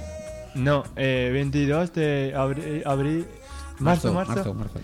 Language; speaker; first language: Spanish; non-native, learner; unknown